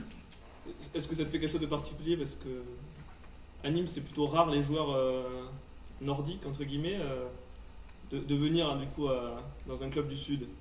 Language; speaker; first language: French; native; French